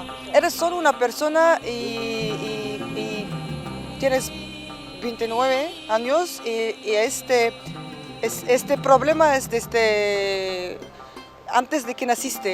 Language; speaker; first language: Spanish; non-native, fluent; Arabic